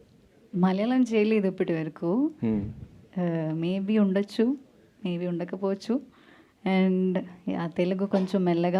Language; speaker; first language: Telugu; non-native, learner; Malayalam